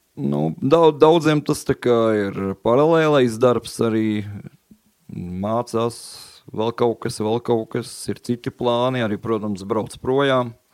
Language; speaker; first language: Latvian; native; Latvian